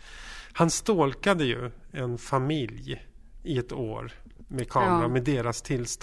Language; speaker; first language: Swedish; native; Swedish